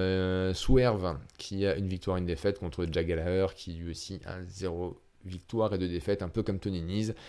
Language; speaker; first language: French; native; French